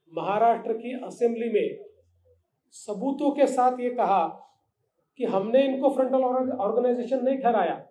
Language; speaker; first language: Hindi; non-native, local second language; Marathi